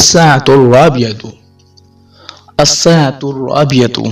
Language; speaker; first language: Arabic; non-native, fluent; Urdu